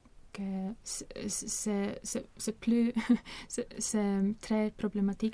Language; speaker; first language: French; non-native, learner; Swedish